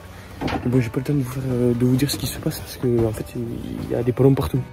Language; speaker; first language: French; native; French